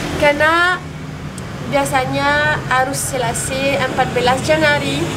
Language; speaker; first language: Indonesian; non-native, learner; French